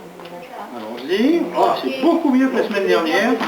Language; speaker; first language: French; native; French